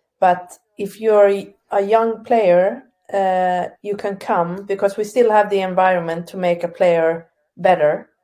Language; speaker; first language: English; non-native, fluent; Swedish